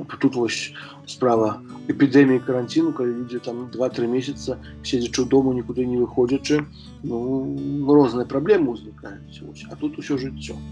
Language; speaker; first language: Belarusian; native; Belarusian